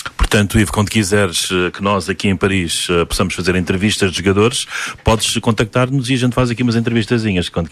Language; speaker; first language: Portuguese; native; Portuguese